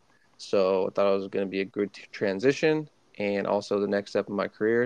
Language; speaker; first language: English; native; English